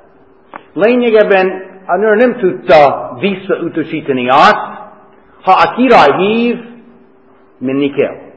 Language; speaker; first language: Hungarian; non-native, fluent; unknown